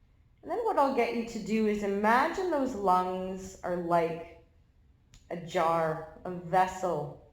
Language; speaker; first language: English; native; English